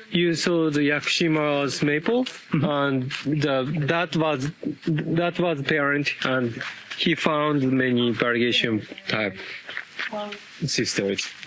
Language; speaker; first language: English; non-native, learner; Japanese